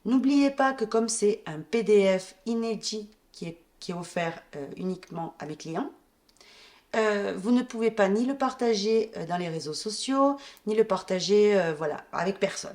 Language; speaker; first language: French; native; French